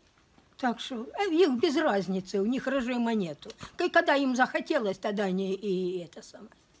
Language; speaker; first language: Russian; native; Russian